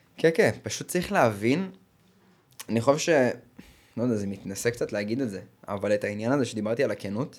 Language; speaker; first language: Hebrew; native; Hebrew